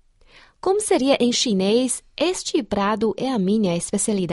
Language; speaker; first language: Portuguese; non-native, fluent; Chinese